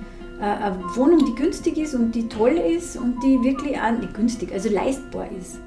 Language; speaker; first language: German; native; German